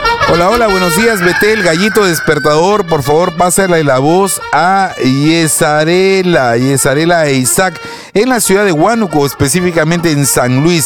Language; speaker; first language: Spanish; native; Spanish